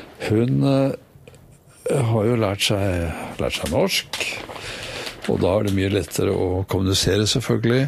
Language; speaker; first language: Norwegian; native; Norwegian